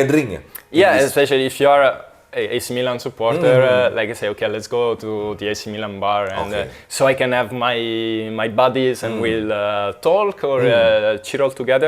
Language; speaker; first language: English; non-native, fluent; Italian